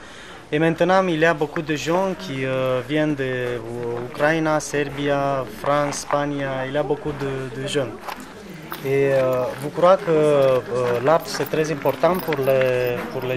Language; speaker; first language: French; non-native, learner; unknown